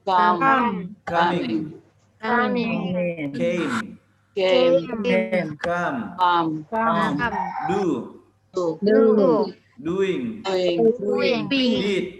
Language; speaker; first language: English; non-native, fluent; Indonesian